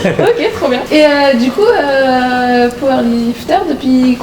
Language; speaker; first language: French; native; French